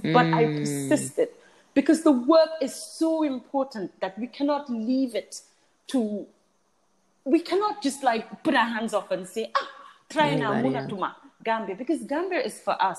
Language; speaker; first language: English; native; English